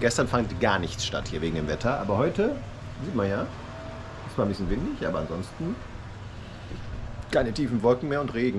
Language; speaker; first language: German; native; German